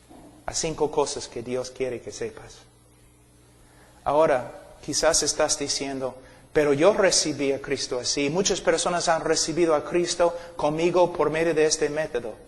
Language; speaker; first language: Spanish; non-native, fluent; English